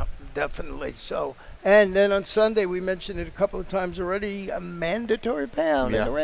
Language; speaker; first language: English; native; English